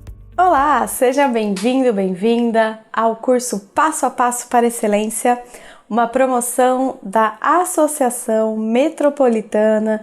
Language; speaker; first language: Portuguese; native; Portuguese